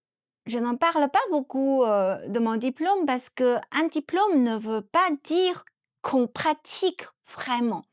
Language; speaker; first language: French; non-native, fluent; Chinese